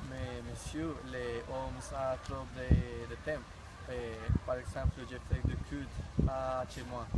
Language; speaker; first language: French; non-native, learner; Spanish